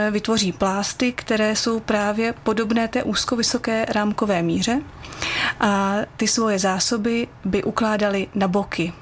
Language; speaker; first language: Czech; native; Czech